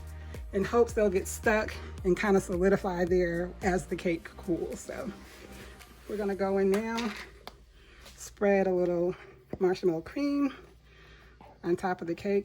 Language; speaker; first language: English; native; English